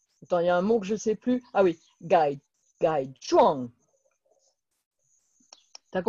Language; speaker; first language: Chinese; non-native, learner; French